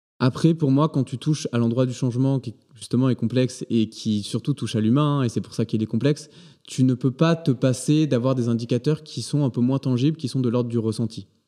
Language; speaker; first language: French; native; French